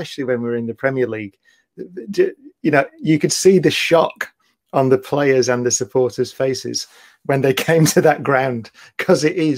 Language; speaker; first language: English; native; English